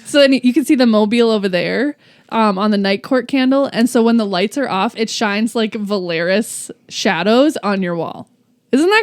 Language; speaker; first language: English; native; English